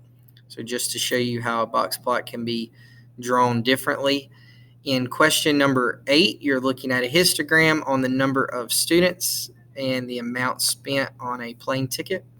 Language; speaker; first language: English; native; English